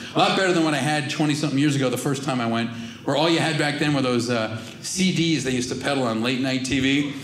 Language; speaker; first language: English; native; English